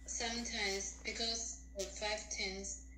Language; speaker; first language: English; non-native, learner; Chinese